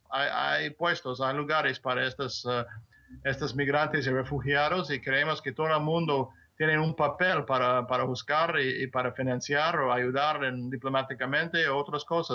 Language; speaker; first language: Spanish; non-native, fluent; English